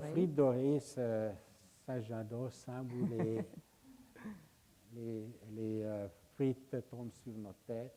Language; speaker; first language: French; non-native, fluent; Hungarian